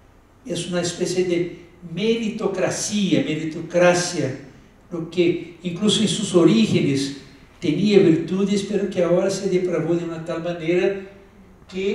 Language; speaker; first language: Spanish; non-native, fluent; Portuguese